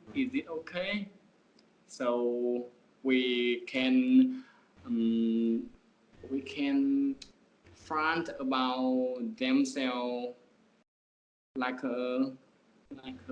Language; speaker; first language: English; non-native, learner; Vietnamese